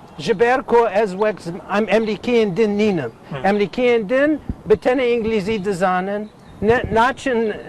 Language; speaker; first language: Kurdish; non-native, fluent; English